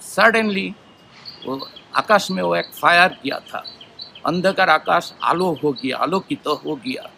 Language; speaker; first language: Hindi; non-native, learner; Bangla